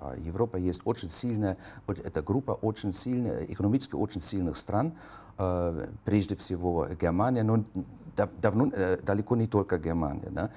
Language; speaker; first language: Russian; non-native, fluent; German